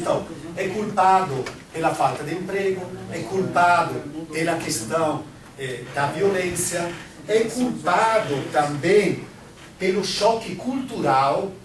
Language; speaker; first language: Portuguese; non-native, fluent; Italian